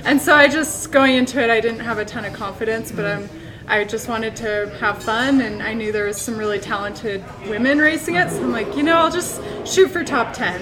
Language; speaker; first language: English; native; English